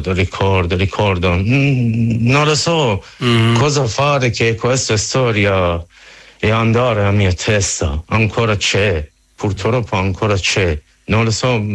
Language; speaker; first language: Italian; non-native, learner; Persian